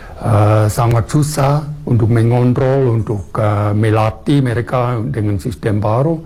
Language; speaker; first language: Indonesian; non-native, fluent; German